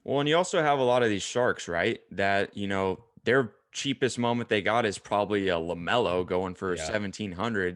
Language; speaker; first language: English; native; English